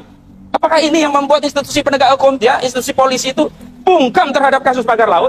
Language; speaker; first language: Indonesian; native; Indonesian